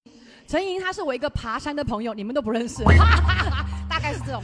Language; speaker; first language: Chinese; native; Chinese